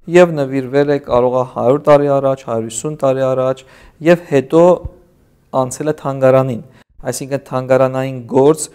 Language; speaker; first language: Armenian; native; Armenian